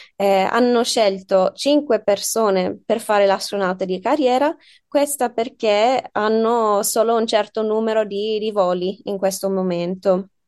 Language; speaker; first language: Italian; non-native, fluent; English